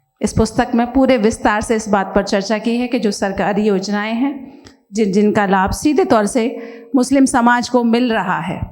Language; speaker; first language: Hindi; native; Hindi